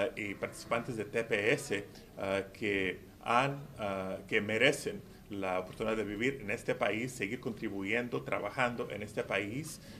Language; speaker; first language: Spanish; early bilingual, heritage; Spanish